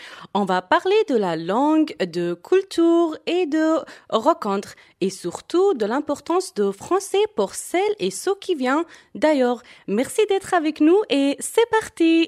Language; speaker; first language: French; non-native, fluent; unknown